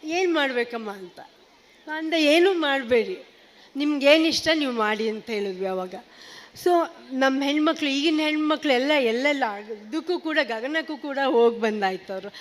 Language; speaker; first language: Kannada; native; Kannada